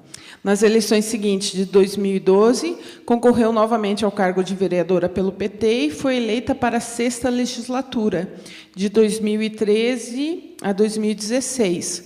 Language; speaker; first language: Portuguese; native; Portuguese